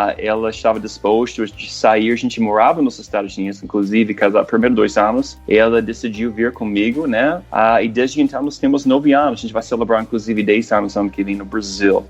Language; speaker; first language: Portuguese; non-native, fluent; English